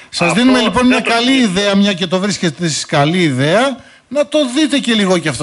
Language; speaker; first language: Greek; native; Greek